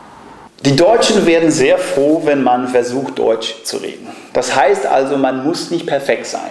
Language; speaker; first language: German; non-native, fluent; Danish